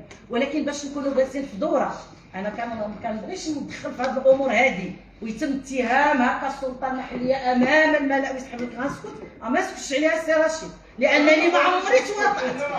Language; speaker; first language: Arabic; native; Arabic